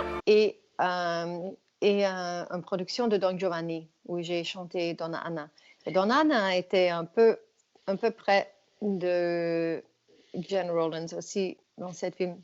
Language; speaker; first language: French; non-native, fluent; English